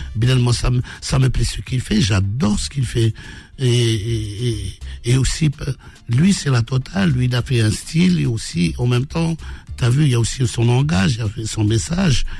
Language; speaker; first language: French; non-native, local second language; Arabic